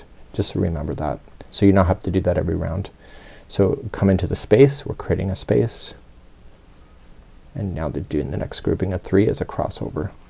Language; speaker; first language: English; native; English